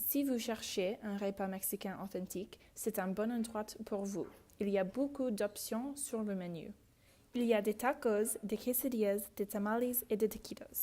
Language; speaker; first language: French; non-native, learner; English